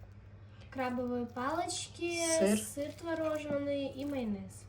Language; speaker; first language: Russian; early bilingual, other home language; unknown